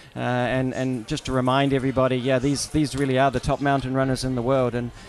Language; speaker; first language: English; native; English